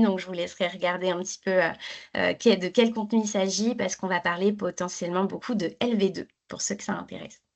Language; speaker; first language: French; native; French